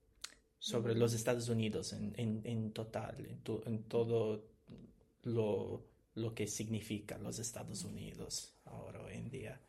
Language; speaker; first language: Spanish; non-native, learner; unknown